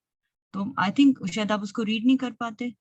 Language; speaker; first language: Hindi; non-native, local second language; Urdu